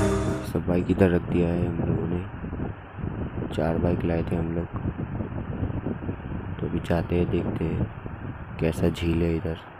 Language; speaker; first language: Hindi; non-native, local second language; Bangla